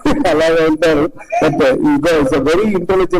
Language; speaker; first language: Telugu; non-native, learner; Tamil